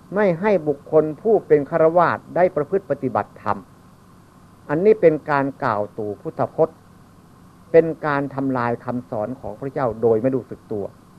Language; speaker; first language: Thai; non-native, local second language; Northeastern Thai